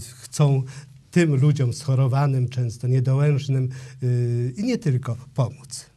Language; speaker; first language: Polish; native; Polish